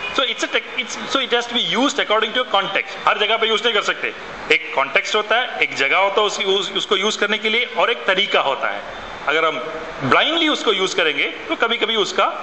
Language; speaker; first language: Hindi; non-native, local second language; Malayalam